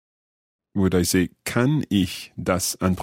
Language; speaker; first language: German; non-native, learner; English